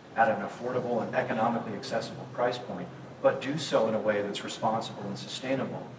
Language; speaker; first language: English; native; English